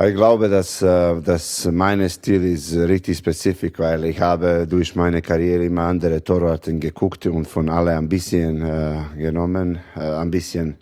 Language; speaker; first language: German; non-native, fluent; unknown